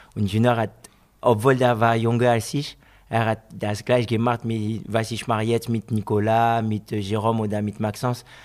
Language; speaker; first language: German; non-native, fluent; French